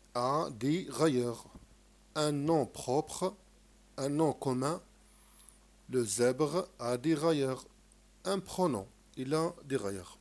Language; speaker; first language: French; non-native, local second language; Arabic